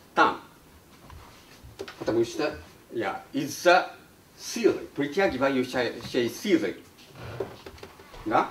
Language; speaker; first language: Russian; non-native, learner; Japanese